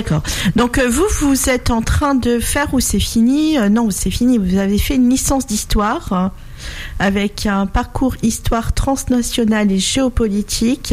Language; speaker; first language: French; native; French